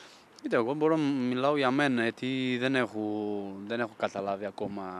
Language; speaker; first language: Greek; non-native, fluent; Portuguese